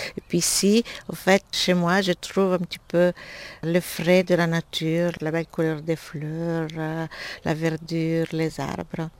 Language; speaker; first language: French; non-native, fluent; Italian